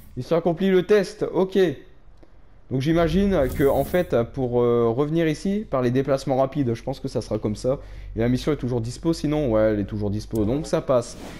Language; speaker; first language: French; native; French